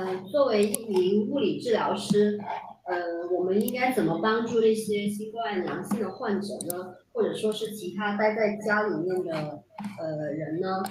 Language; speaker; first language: Chinese; native; Chinese